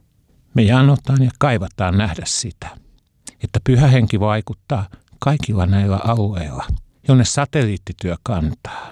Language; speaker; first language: Finnish; native; Finnish